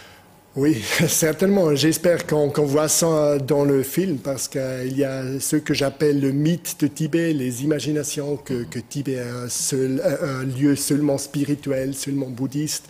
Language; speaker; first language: French; non-native, fluent; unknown